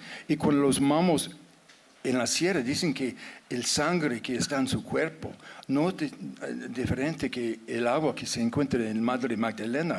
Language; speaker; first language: Spanish; non-native, fluent; English